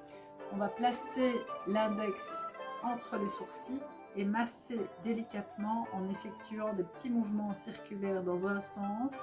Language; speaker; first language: French; native; French